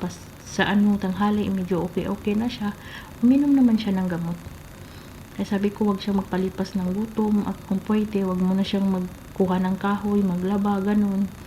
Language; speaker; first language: Filipino; non-native, local second language; Cebuano